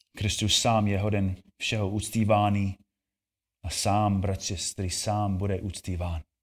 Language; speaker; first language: Czech; non-native, fluent; English